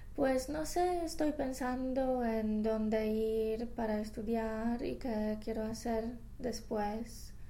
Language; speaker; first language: Spanish; non-native, fluent; Polish